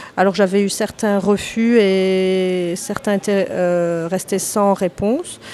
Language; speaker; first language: French; native; French